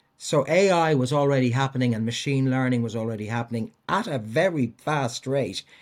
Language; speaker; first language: English; native; English